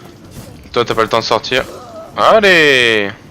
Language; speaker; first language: French; native; French